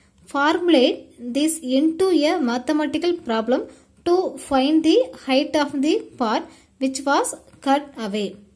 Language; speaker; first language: English; non-native, local second language; Tamil